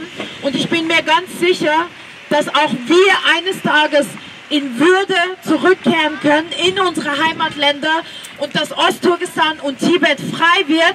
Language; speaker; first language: German; early bilingual, other home language; Tibetan